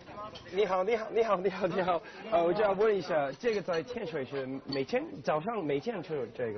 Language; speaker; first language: Chinese; non-native, learner; English